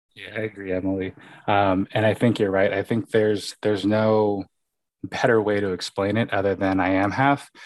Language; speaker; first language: English; early bilingual, other home language; Spanish